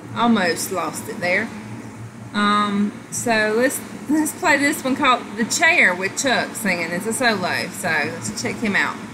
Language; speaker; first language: English; native; English